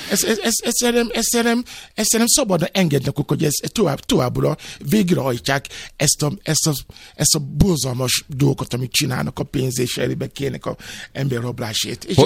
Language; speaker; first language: Hungarian; non-native, fluent; Yoruba